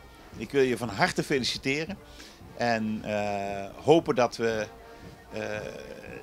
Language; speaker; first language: Dutch; native; Dutch